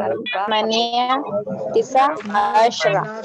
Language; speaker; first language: Arabic; non-native, learner; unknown